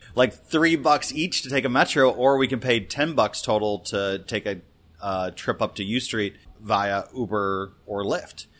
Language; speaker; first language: English; native; English